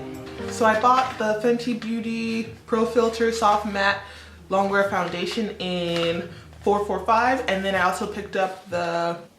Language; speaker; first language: English; early bilingual, other home language; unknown